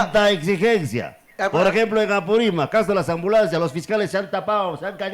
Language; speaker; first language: Spanish; native; Spanish